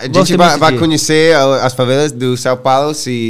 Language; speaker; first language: Portuguese; non-native, learner; English